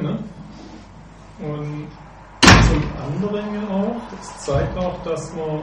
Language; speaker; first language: German; native; German